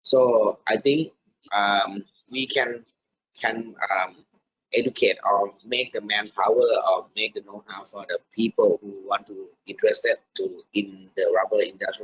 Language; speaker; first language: English; non-native, learner; Thai